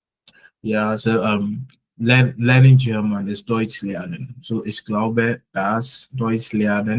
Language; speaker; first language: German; non-native, fluent; Akan